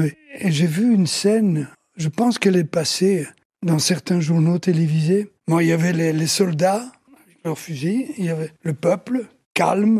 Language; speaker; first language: French; early bilingual, other home language; Italian